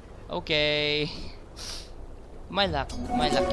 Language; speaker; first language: English; non-native, learner; Vietnamese